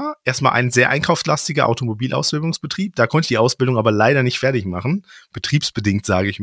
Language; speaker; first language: German; native; German